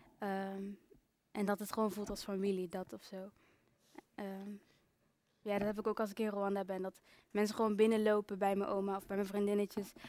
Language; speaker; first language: Dutch; early bilingual, other home language; Kinyarwanda